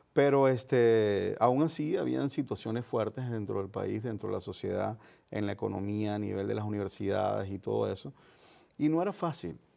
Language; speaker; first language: Spanish; native; Spanish